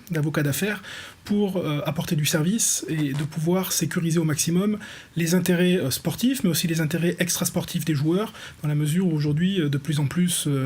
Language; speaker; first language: French; native; French